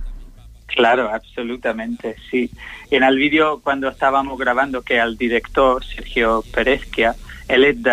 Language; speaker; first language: Spanish; non-native, learner; English